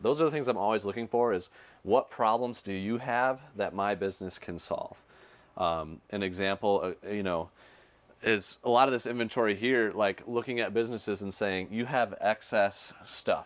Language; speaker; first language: English; native; English